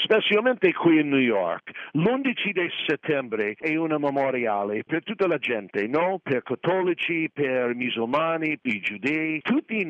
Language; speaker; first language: Italian; non-native, fluent; English